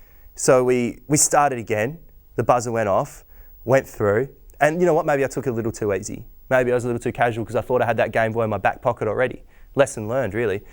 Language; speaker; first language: English; native; English